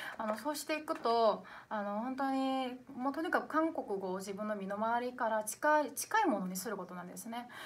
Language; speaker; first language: Japanese; non-native, fluent; Korean